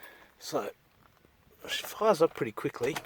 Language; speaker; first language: English; native; English